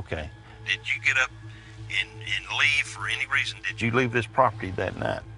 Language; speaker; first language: English; native; English